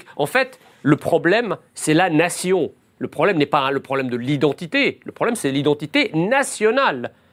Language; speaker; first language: French; early bilingual, other home language; Arabic